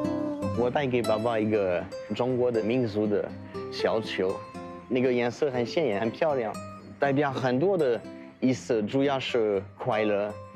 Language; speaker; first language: Chinese; non-native, fluent; French